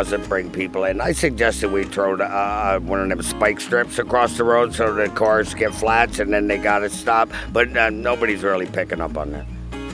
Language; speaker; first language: English; native; English